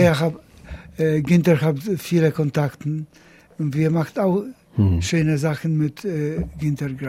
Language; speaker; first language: German; non-native, learner; Polish